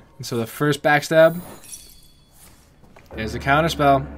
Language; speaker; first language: English; native; English